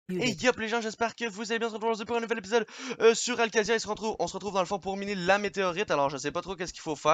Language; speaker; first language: French; native; French